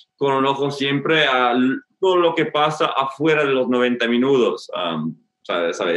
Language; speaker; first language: Spanish; non-native, fluent; English